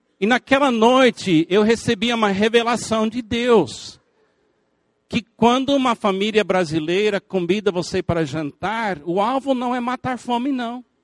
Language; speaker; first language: Portuguese; non-native, fluent; English